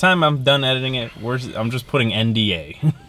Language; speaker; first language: English; native; English